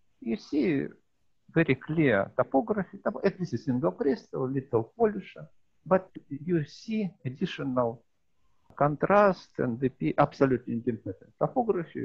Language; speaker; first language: English; non-native, learner; Russian